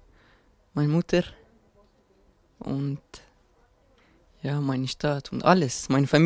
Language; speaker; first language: German; non-native, learner; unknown